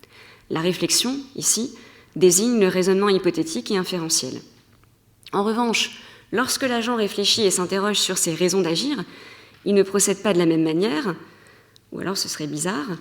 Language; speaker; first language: French; native; French